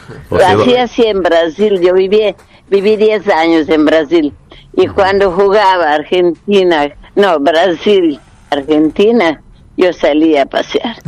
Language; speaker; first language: Spanish; non-native, fluent; Portuguese